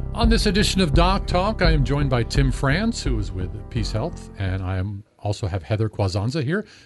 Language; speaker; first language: English; native; English